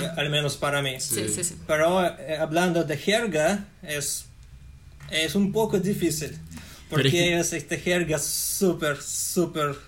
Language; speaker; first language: Spanish; non-native, fluent; Russian